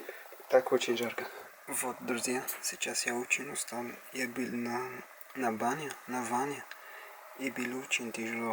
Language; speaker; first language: Russian; non-native, learner; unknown